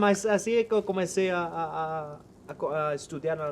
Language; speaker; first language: Portuguese; non-native, learner; Spanish